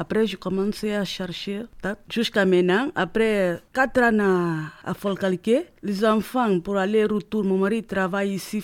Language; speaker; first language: French; non-native, learner; Upper Guinea Crioulo